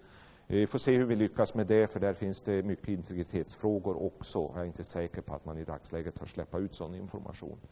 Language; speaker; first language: Swedish; native; Swedish